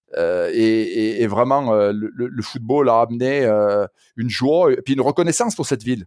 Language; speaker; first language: French; native; French